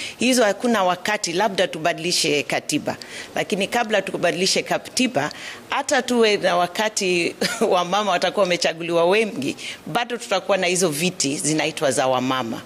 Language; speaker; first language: Swahili; non-native, local second language; Luo (Kenya and Tanzania)